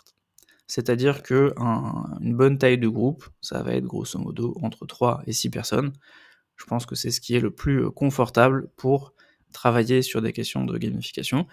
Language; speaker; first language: French; native; French